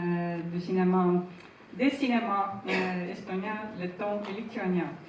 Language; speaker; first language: French; non-native, fluent; Estonian